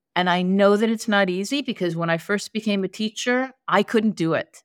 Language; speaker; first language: English; native; English